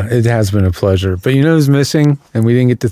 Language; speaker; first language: English; native; English